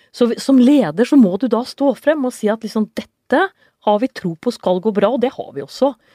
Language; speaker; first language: Norwegian; native; Norwegian